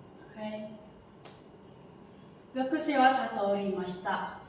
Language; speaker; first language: Japanese; non-native, learner; Indonesian